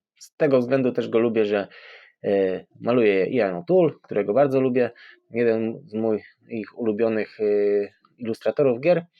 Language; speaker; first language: Polish; native; Polish